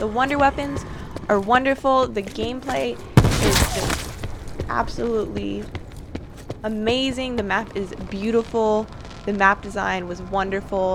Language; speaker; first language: English; native; English